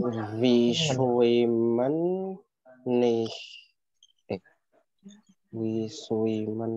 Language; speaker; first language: German; non-native, learner; Indonesian